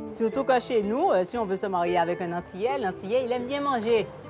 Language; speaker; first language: French; native; French